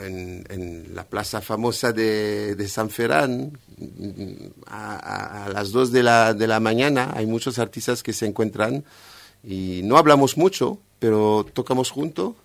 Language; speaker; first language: Spanish; non-native, fluent; French